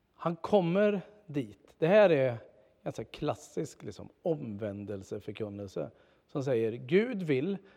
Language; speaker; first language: Swedish; native; Swedish